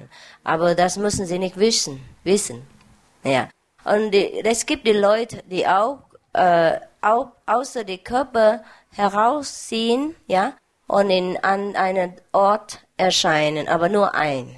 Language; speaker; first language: German; non-native, fluent; Vietnamese